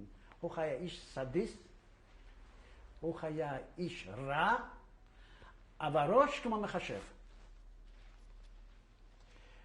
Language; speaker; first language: Hebrew; non-native, fluent; Yiddish